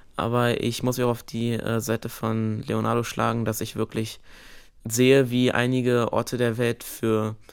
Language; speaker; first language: German; native; German